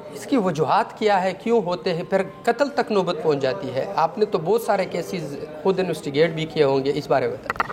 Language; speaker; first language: Urdu; non-native, local second language; Pashto